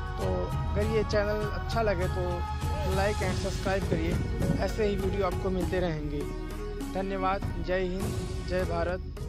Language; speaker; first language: Hindi; native; Hindi